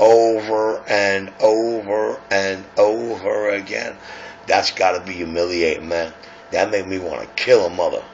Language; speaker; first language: English; native; English